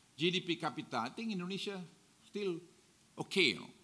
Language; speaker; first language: English; non-native, fluent; Indonesian